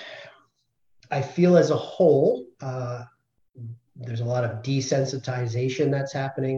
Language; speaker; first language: English; native; English